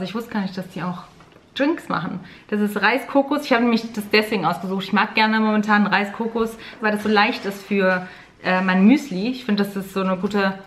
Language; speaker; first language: German; native; German